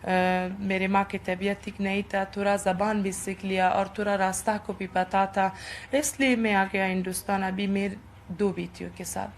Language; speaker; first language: Hindi; non-native, learner; Persian